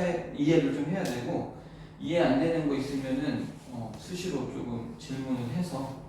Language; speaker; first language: Korean; native; Korean